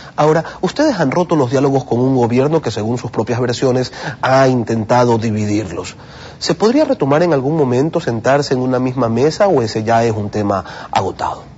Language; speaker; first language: Spanish; native; Spanish